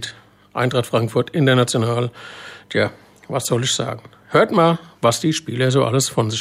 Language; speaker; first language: German; native; German